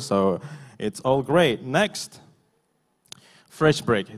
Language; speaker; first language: English; non-native, fluent; Indonesian